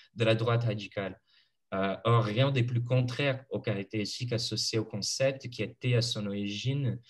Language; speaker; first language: French; non-native, fluent; Portuguese